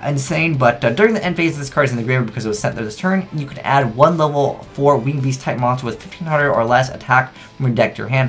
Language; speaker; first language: English; native; English